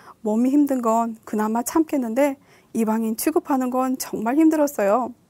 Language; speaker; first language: Korean; native; Korean